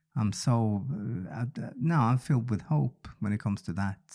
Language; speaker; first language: English; non-native, fluent; Norwegian